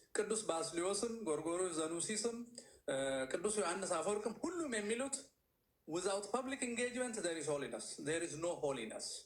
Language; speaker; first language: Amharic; native; Amharic